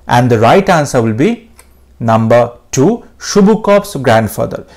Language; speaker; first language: English; non-native, local second language; Bangla